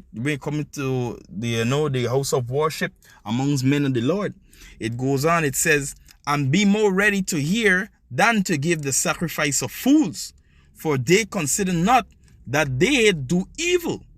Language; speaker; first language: English; native; English